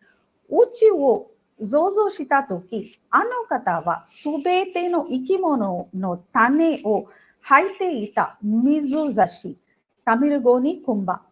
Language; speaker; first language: Japanese; non-native, fluent; Tamil